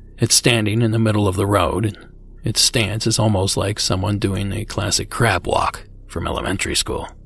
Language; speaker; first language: English; native; English